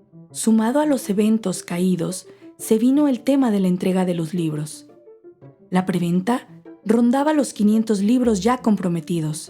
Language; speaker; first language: Spanish; native; Spanish